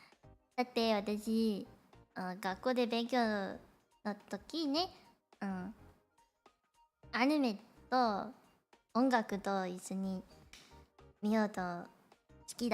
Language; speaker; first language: Japanese; non-native, learner; Cantonese